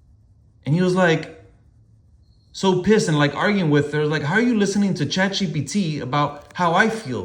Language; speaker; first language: English; native; English